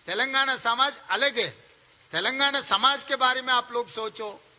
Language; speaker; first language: Hindi; non-native, local second language; Telugu